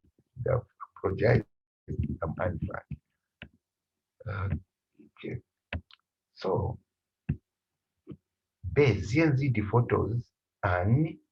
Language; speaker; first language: German; non-native, fluent; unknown